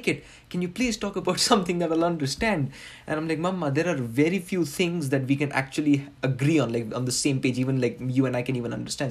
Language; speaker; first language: English; non-native, local second language; Marathi